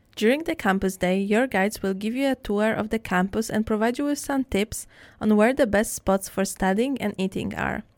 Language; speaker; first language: English; non-native, fluent; Polish